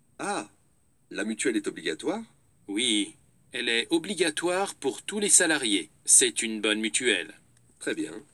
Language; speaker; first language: French; native; French